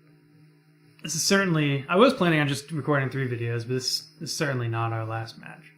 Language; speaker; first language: English; native; English